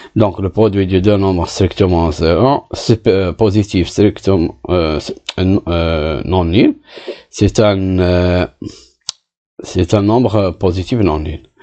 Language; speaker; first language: French; non-native, local second language; Arabic